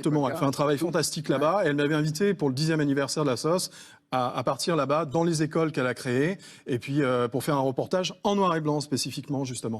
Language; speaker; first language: French; native; French